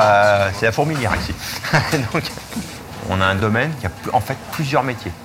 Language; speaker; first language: French; native; French